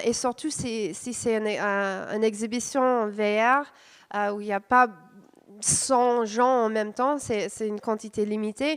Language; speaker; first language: French; non-native, fluent; English